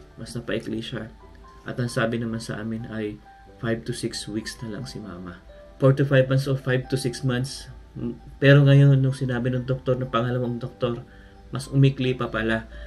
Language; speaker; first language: Filipino; native; Filipino